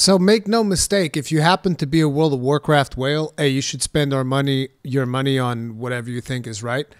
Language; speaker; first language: English; native; English